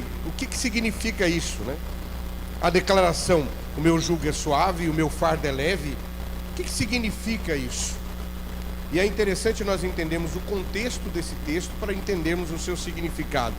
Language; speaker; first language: Portuguese; native; Portuguese